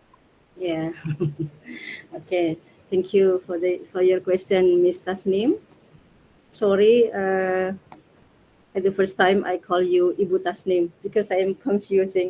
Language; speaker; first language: English; non-native, learner; Indonesian